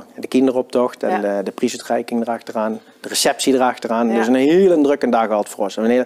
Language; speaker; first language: Dutch; native; Dutch